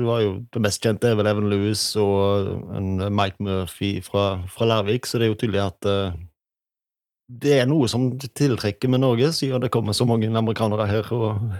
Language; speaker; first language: Norwegian; native; Norwegian